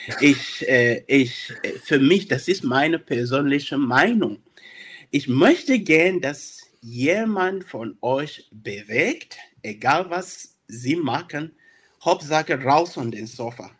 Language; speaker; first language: German; non-native, learner; English